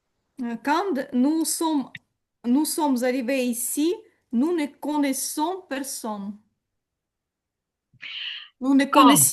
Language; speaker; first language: French; non-native, learner; Ukrainian